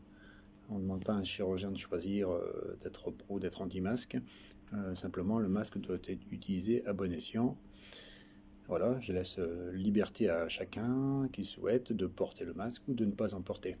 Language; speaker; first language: French; native; French